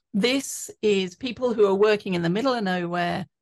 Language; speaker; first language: English; native; English